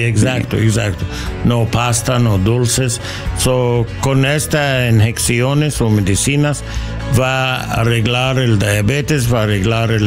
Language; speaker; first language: Spanish; non-native, learner; English